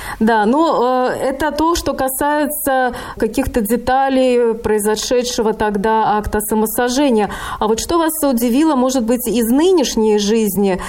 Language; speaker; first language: Russian; native; Russian